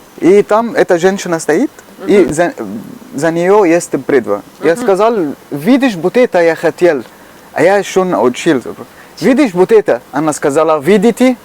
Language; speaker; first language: Russian; non-native, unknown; Arabic